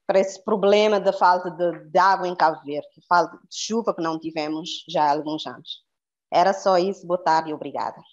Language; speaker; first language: Portuguese; non-native, local second language; Kabuverdianu